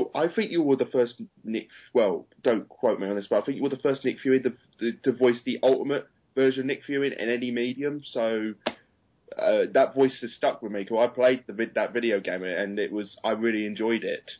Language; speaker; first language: English; native; English